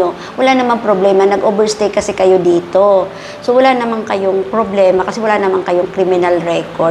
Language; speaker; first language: Filipino; non-native, local second language; Bikol